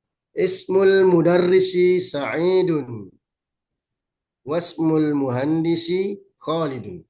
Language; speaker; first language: Arabic; non-native, learner; Indonesian